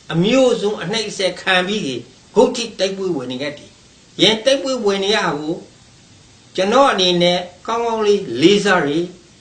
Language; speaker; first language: Burmese; native; Burmese